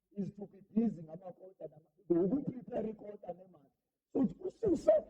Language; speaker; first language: Zulu; non-native, local second language; Xhosa